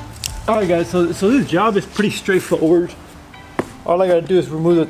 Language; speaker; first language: English; native; English